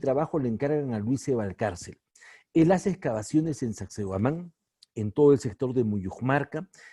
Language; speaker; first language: Spanish; native; Spanish